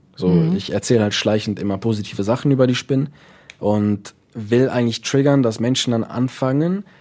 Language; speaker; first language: German; early bilingual, other home language; Dutch